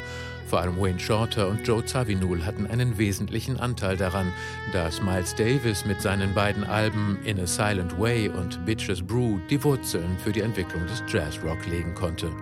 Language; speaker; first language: German; native; German